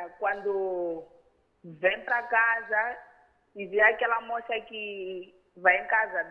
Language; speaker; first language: Portuguese; non-native, local second language; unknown